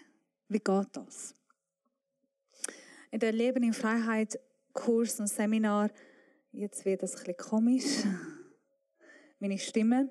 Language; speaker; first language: German; non-native, fluent; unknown